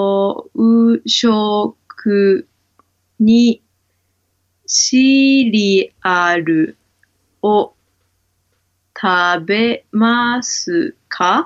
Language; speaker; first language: Japanese; non-native, learner; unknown